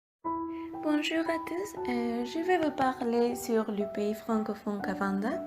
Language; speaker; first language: French; non-native, learner; Portuguese